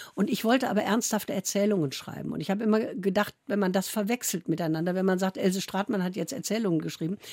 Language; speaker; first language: German; native; German